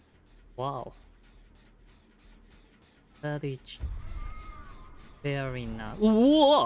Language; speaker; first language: English; non-native, learner; Japanese